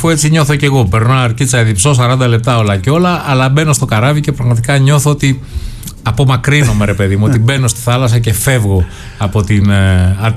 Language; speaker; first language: Greek; native; Greek